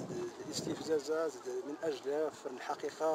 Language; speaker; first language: Arabic; non-native, local second language; Berber languages